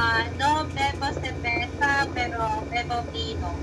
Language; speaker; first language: Spanish; non-native, learner; Filipino